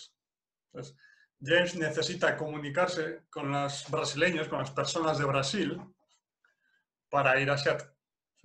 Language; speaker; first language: Spanish; non-native, fluent; English